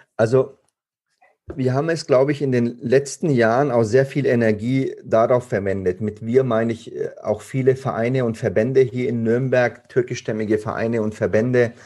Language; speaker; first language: German; early bilingual, other home language; Turkish